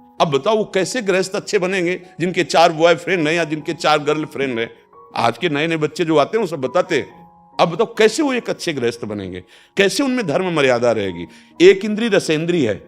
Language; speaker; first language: Hindi; native; Hindi